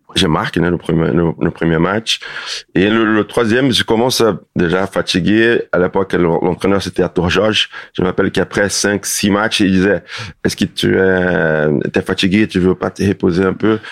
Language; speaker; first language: French; non-native, fluent; Portuguese